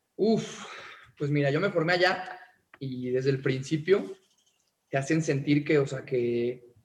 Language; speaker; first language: Spanish; native; Spanish